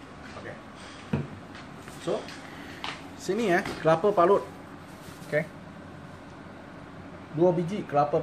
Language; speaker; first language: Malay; non-native, local second language; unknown